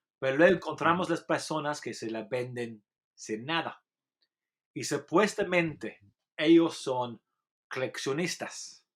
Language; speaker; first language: Spanish; non-native, fluent; English